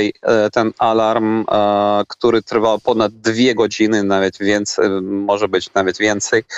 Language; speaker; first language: Polish; non-native, fluent; Ukrainian